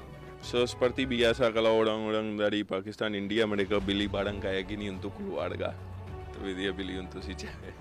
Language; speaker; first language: Indonesian; non-native, fluent; Urdu